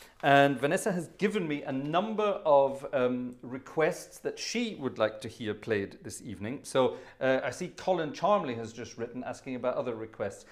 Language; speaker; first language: English; native; English